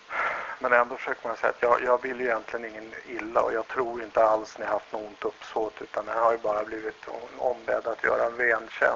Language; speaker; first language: Swedish; native; Swedish